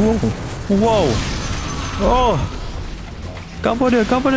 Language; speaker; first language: English; non-native, learner; Malay